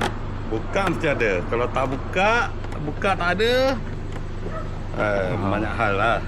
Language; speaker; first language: Malay; native; Malay